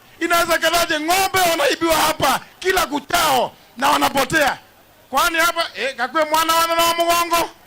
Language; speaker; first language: Swahili; non-native, local second language; Embu